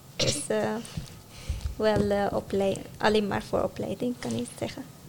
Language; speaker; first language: Dutch; non-native, learner; Arabic